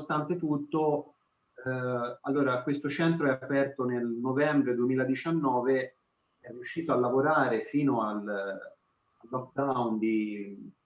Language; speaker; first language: Italian; native; Italian